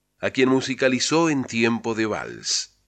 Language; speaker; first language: Spanish; native; Spanish